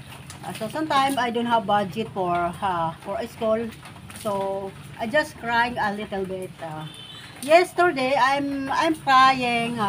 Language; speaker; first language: English; non-native, learner; Filipino